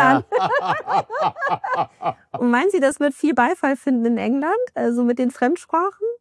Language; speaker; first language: German; native; German